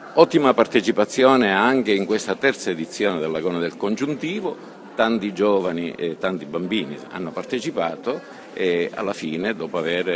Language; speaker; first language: Italian; native; Italian